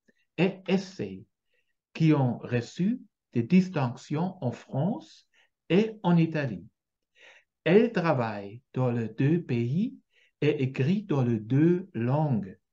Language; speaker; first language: French; non-native, fluent; German